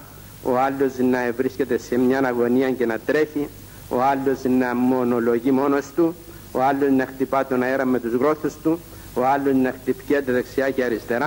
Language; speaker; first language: Greek; native; Greek